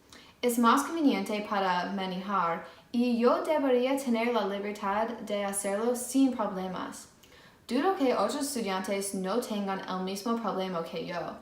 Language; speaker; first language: Spanish; non-native, learner; English